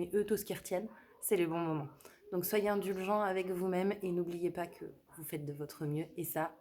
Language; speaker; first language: French; native; French